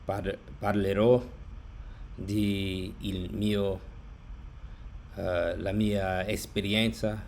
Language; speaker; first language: Italian; non-native, learner; English